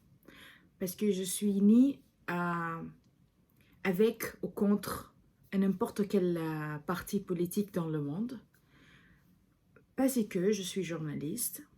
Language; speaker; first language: French; non-native, fluent; English